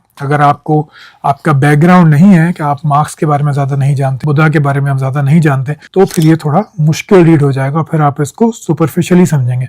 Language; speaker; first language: Urdu; native; Urdu